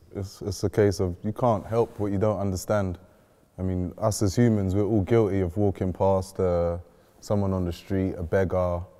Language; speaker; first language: English; native; English